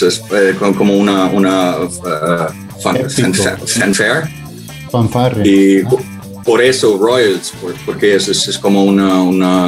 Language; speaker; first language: Spanish; non-native, learner; German